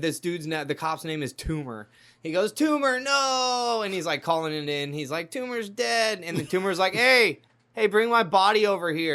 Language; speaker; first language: English; native; English